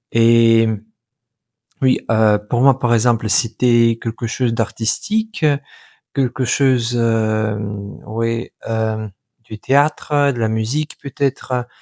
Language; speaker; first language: French; non-native, fluent; Russian